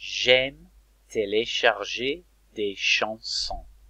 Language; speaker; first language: French; non-native, fluent; English